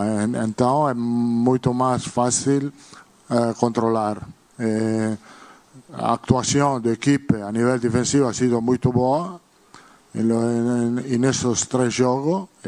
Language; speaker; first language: Portuguese; non-native, learner; Spanish